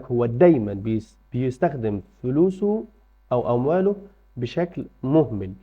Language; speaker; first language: Arabic; native; Arabic